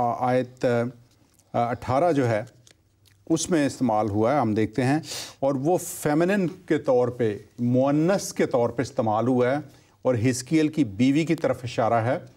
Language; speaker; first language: Urdu; non-native, local second language; Punjabi